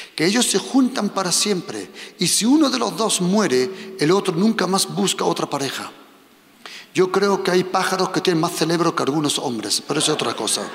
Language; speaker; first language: Spanish; early bilingual, heritage; Spanish